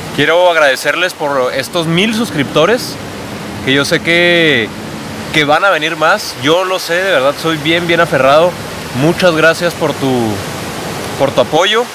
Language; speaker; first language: Spanish; native; Spanish